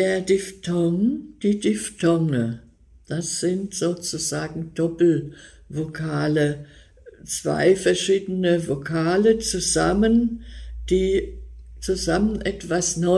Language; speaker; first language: German; native; German